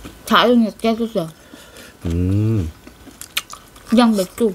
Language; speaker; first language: Korean; non-native, learner; Vietnamese